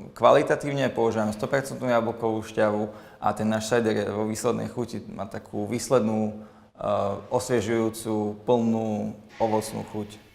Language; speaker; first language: Slovak; native; Slovak